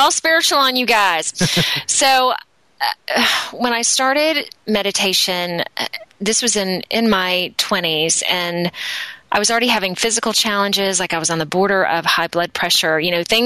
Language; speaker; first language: English; native; English